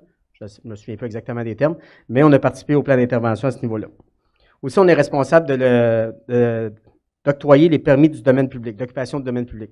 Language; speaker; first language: French; native; French